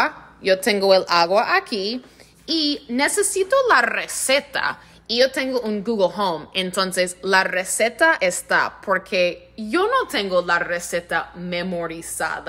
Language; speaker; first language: Spanish; non-native, learner; English